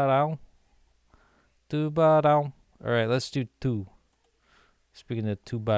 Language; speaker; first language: Portuguese; non-native, learner; English